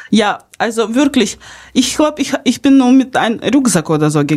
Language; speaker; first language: German; non-native, fluent; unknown